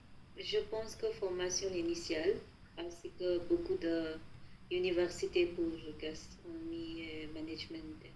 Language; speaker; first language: French; non-native, learner; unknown